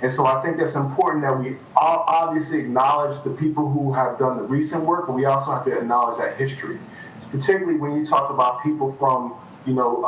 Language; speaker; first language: English; native; English